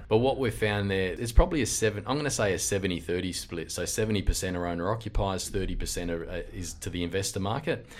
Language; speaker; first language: English; native; English